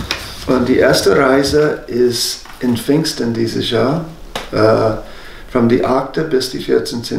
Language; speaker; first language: German; non-native, fluent; English